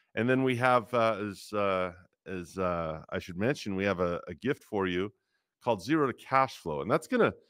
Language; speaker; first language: English; native; English